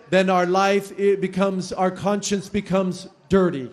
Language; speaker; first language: English; native; English